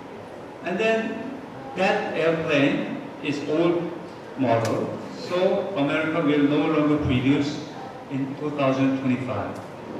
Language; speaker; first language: English; non-native, fluent; Korean